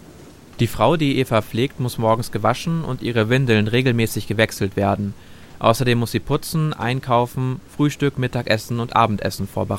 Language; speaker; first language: German; native; German